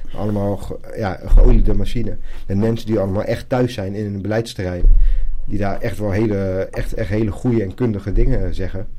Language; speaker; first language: Dutch; native; Dutch